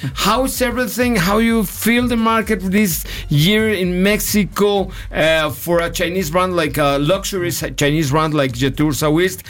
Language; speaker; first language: English; non-native, learner; Spanish